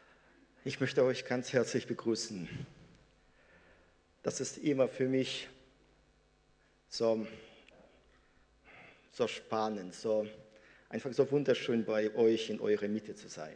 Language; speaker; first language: German; non-native, fluent; Russian